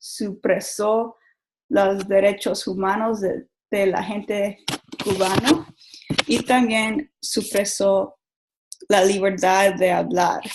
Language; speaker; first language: Spanish; non-native, learner; English